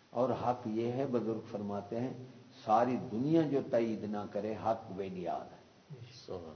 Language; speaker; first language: Urdu; non-native, local second language; Punjabi